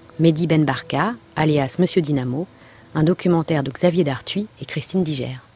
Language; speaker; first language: French; native; French